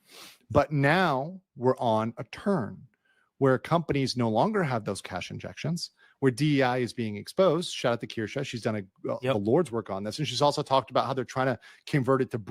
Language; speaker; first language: English; native; English